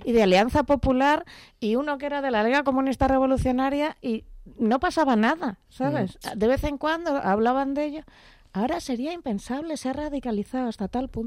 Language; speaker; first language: Spanish; native; Spanish